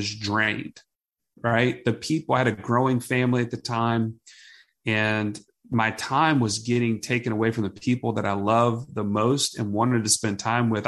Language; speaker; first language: English; native; English